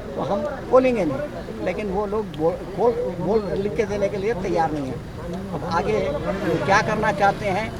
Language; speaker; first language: Hindi; non-native, local second language; Urdu